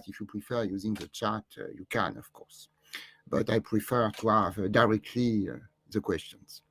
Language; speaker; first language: English; non-native, fluent; French